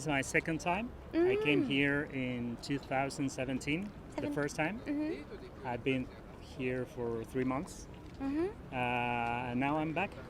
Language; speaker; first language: English; non-native, local second language; Spanish